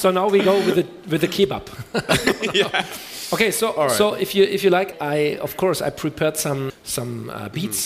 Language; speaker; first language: English; non-native, fluent; German